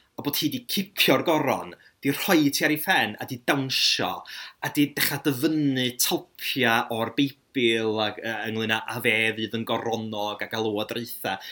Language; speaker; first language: Welsh; native; Welsh